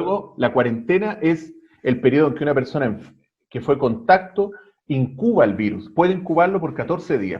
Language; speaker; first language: Spanish; native; Spanish